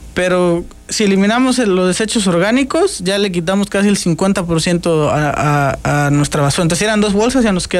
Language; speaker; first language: Spanish; native; Spanish